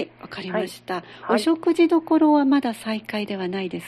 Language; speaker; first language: Japanese; native; Japanese